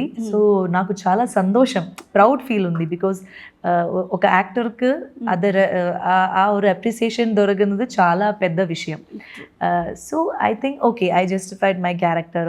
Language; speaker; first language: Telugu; non-native, learner; Malayalam